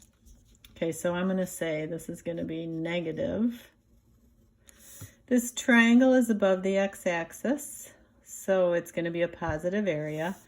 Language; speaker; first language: English; native; English